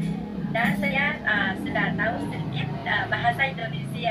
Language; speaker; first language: Indonesian; non-native, fluent; Thai